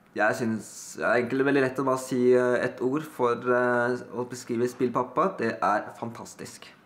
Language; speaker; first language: Norwegian; early bilingual, other home language; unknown